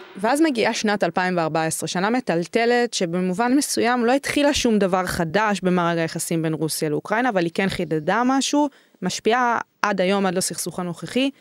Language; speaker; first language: Hebrew; native; Hebrew